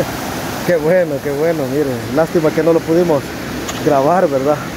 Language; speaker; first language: Spanish; native; Spanish